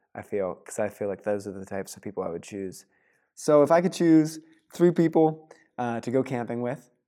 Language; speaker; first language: English; native; English